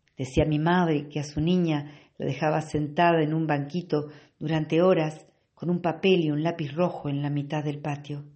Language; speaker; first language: Spanish; native; Spanish